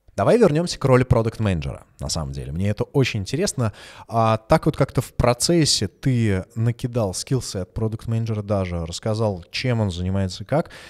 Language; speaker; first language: Russian; native; Russian